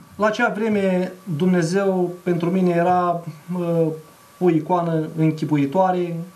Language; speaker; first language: Romanian; native; Romanian